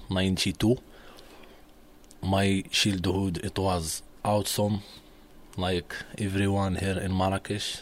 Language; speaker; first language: English; non-native, learner; Arabic